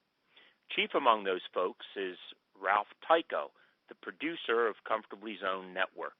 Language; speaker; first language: English; native; English